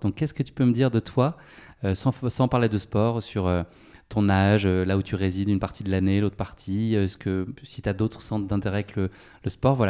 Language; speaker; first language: French; native; French